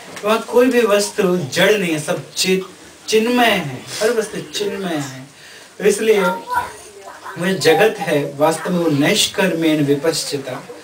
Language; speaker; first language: Hindi; native; Hindi